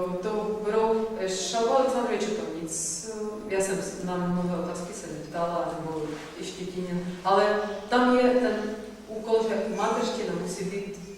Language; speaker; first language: Czech; non-native, fluent; Russian